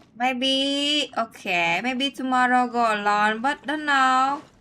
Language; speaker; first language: English; non-native, learner; Vietnamese